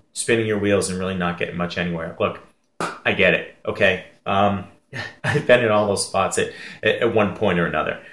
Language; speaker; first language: English; native; English